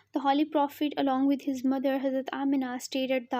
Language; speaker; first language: English; non-native, local second language; Urdu